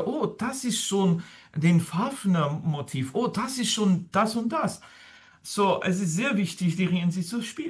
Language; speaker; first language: German; non-native, fluent; French